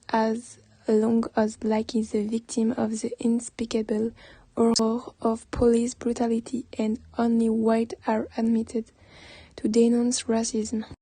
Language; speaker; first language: English; non-native, learner; French